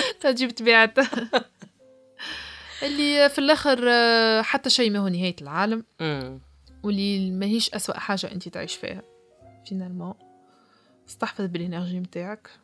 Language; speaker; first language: Arabic; native; Arabic